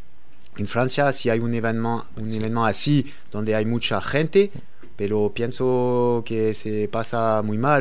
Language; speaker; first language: Spanish; non-native, learner; French